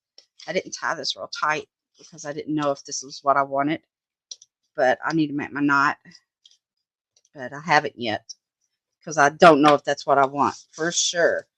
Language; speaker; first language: English; native; English